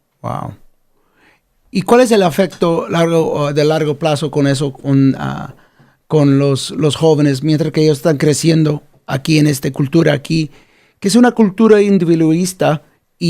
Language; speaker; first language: Spanish; early bilingual, heritage; Spanish